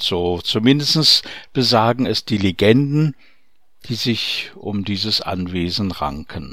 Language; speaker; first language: German; native; German